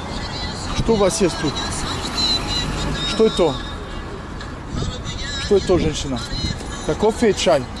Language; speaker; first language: Russian; non-native, learner; French